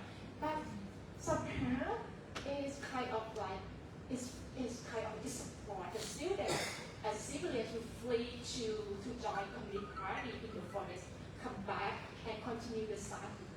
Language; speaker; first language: English; non-native, fluent; Thai